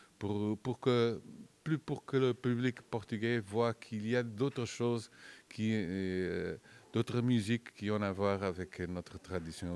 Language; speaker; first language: French; non-native, fluent; Portuguese